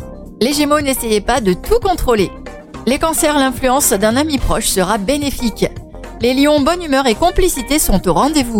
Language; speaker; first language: French; native; French